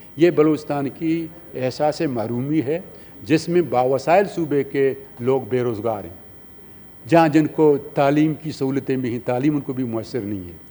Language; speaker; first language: Urdu; non-native, local second language; Baluchi